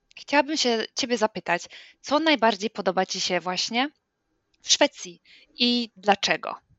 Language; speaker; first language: Polish; native; Polish